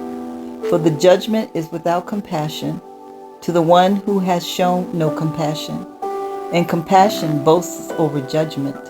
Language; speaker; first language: English; native; English